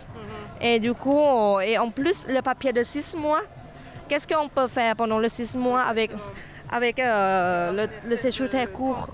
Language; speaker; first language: French; non-native, fluent; Thai